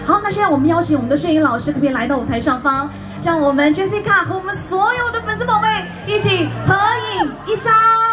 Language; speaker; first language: Chinese; native; Chinese